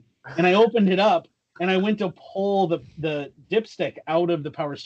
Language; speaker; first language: English; native; English